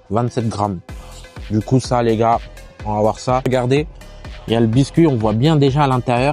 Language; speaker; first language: French; native; French